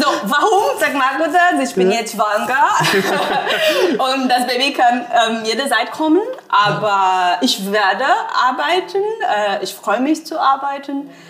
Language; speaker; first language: German; non-native, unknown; Portuguese